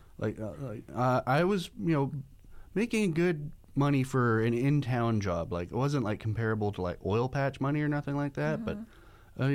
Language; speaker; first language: English; native; English